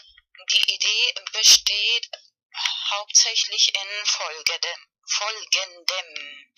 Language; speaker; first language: German; non-native, fluent; Spanish